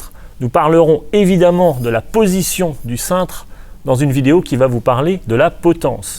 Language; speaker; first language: French; native; French